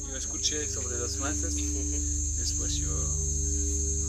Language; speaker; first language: Spanish; non-native, learner; French